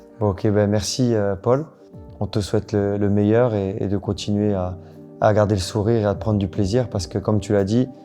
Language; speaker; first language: French; native; French